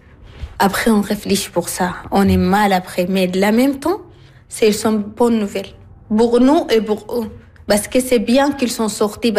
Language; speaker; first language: French; non-native, learner; Arabic